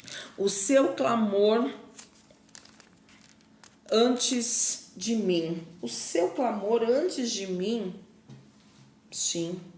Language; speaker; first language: Portuguese; native; Portuguese